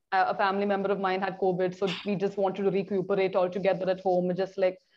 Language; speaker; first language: English; non-native, local second language; Malayalam